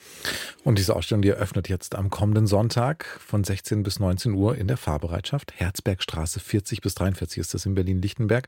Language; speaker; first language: German; native; German